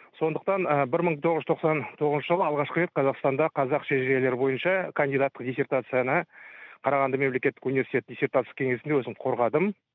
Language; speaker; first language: Kazakh; native; Kazakh